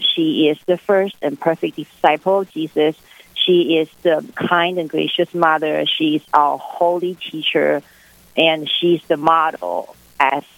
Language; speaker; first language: English; non-native, fluent; Chinese